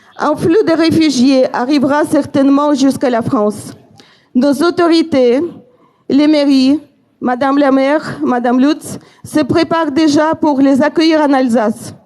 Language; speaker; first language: French; non-native, fluent; Ukrainian